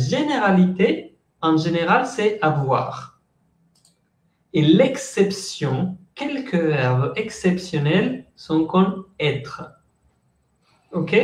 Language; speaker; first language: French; non-native, fluent; Spanish